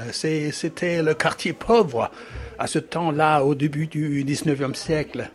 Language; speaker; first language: French; non-native, fluent; Danish